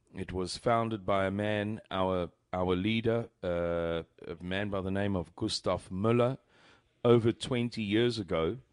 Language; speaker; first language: English; native; English